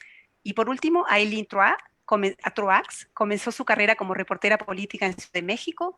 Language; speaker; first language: Spanish; native; Spanish